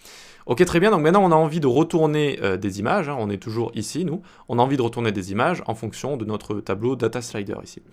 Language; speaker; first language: French; native; French